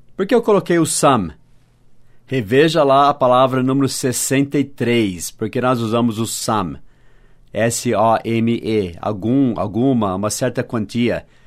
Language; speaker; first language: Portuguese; non-native, fluent; English